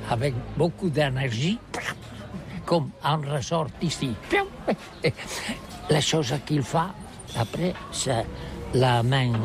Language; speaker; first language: French; non-native, learner; Catalan